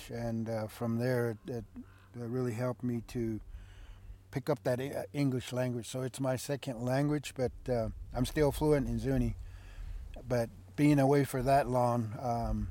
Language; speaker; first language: English; early bilingual, other home language; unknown